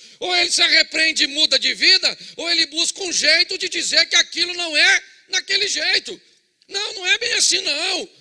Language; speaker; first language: Portuguese; native; Portuguese